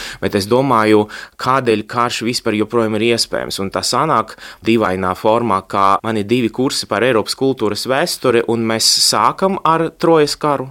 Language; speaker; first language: Latvian; non-native, local second language; Russian